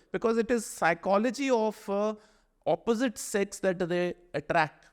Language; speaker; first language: English; non-native, local second language; Punjabi